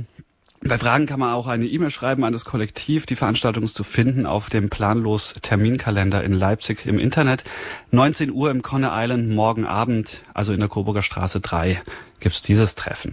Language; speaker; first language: German; native; German